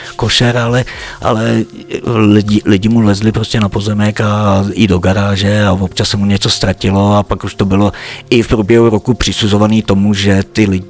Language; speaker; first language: Czech; native; Czech